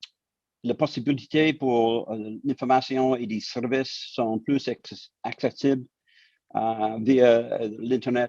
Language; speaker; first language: French; non-native, local second language; English